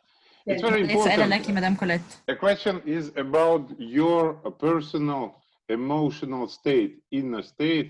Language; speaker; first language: English; non-native, fluent; Russian